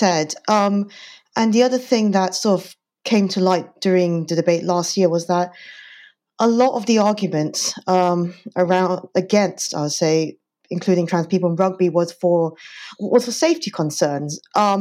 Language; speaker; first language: English; non-native, local second language; Cantonese